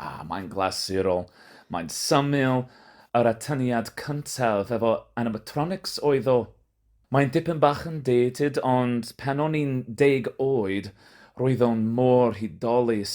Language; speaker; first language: Welsh; non-native, learner; English